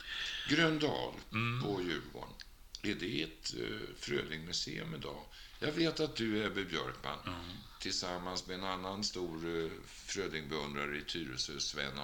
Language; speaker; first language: Swedish; native; Swedish